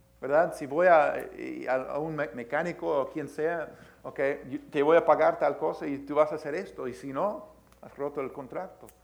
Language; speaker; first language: Spanish; early bilingual, heritage; Spanish